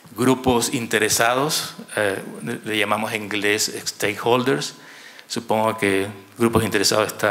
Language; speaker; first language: Spanish; native; Spanish